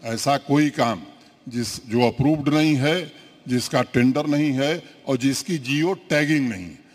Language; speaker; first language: Hindi; native; Hindi